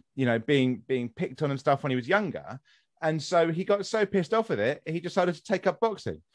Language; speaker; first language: English; native; English